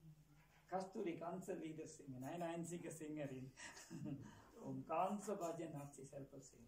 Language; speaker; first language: German; non-native, learner; Tamil